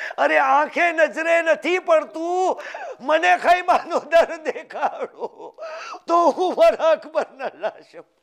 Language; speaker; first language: Gujarati; early bilingual, heritage; Gujarati